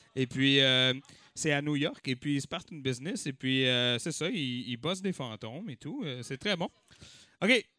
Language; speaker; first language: French; native; French